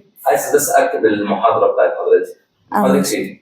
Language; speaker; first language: Arabic; native; Arabic